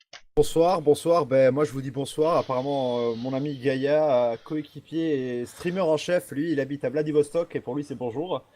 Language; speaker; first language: French; native; French